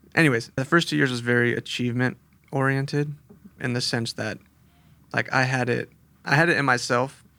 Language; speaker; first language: English; native; English